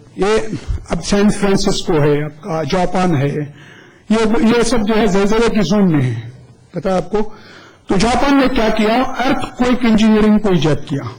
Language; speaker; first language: Urdu; native; Urdu